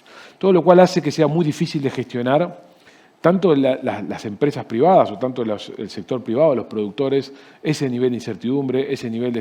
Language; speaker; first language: Spanish; native; Spanish